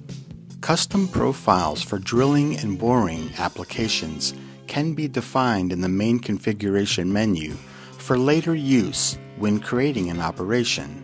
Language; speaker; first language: English; native; English